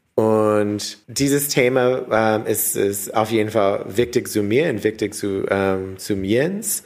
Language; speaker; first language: German; non-native, learner; English